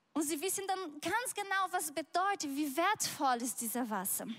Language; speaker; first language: German; non-native, fluent; Portuguese